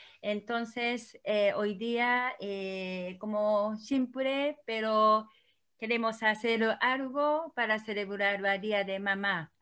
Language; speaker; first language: Spanish; non-native, learner; Korean